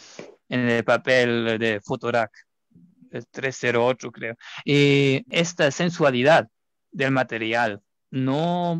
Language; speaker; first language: Spanish; non-native, fluent; German